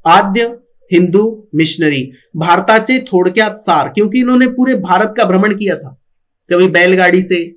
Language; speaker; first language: Hindi; non-native, local second language; Marathi